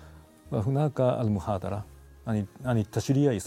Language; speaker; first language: Arabic; non-native, fluent; Japanese